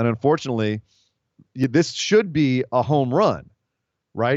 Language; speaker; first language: English; native; English